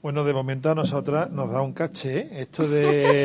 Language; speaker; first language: Spanish; native; Spanish